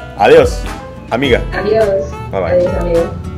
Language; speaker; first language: Spanish; non-native, learner; Indonesian